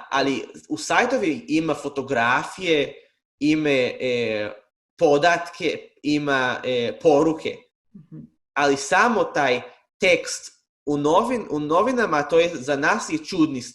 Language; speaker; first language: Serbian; non-native, fluent; Hebrew